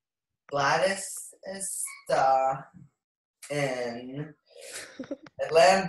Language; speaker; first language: Spanish; non-native, learner; English